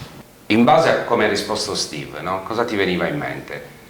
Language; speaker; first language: Italian; native; Italian